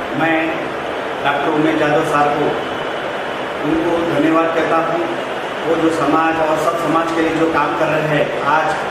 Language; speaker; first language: Hindi; non-native, local second language; Lambadi